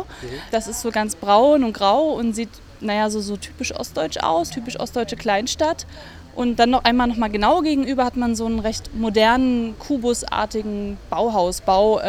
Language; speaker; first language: German; native; German